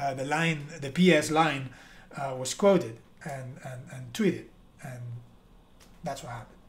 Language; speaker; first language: English; non-native, fluent; Spanish